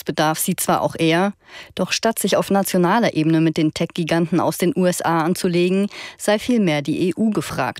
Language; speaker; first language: German; native; German